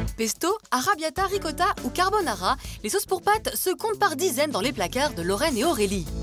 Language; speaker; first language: French; native; French